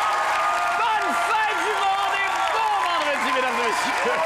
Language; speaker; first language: French; native; French